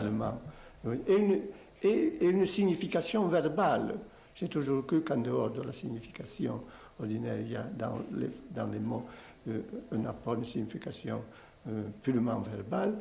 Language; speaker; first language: French; non-native, local second language; Occitan